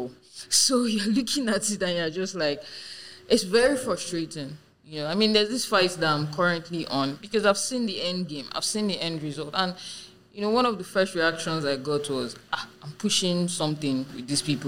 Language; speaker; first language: English; non-native, local second language; Yoruba